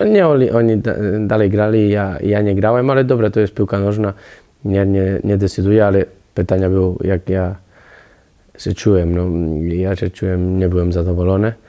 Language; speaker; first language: Polish; non-native, learner; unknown